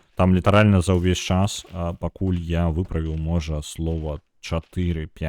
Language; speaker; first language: Belarusian; non-native, local second language; Russian